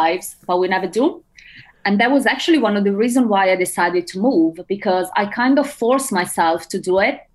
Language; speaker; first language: English; non-native, fluent; Italian